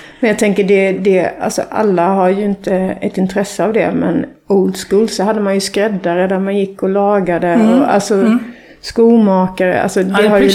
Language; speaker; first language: Swedish; native; Swedish